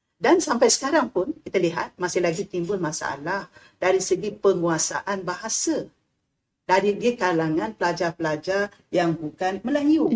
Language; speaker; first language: Malay; native; Malay